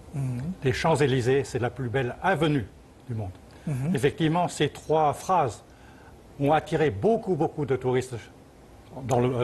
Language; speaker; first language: French; early bilingual, other home language; Chinese